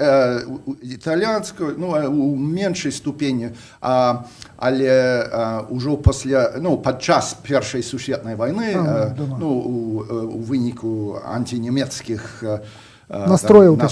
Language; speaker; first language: Belarusian; non-native, fluent; English